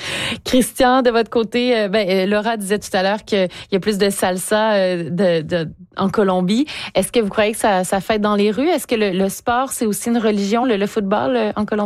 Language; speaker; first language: French; native; French